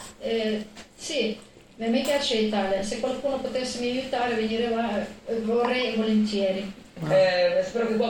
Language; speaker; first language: Italian; non-native, learner; Ukrainian